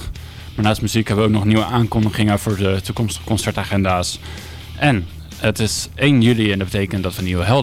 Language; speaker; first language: Dutch; native; Dutch